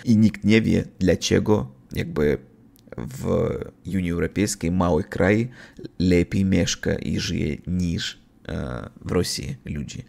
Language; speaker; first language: Polish; non-native, learner; Russian